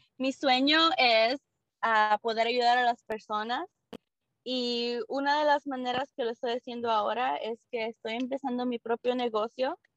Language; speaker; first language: Spanish; early bilingual, heritage; Spanish